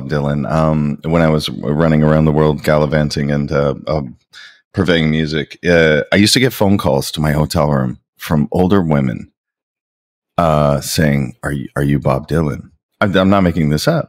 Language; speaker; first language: English; native; English